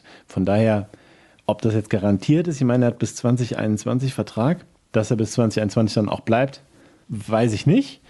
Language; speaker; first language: German; native; German